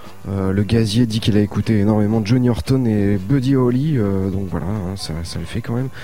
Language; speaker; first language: French; native; French